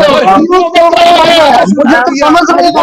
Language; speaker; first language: Hindi; non-native, learner; Bangla